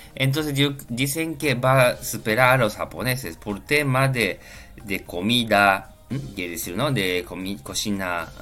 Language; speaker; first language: Spanish; non-native, learner; Japanese